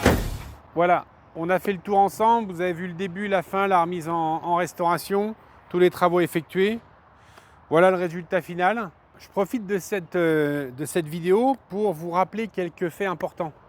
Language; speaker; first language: French; native; French